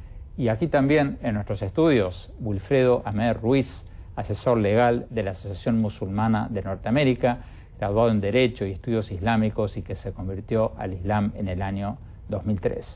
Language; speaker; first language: Spanish; native; Spanish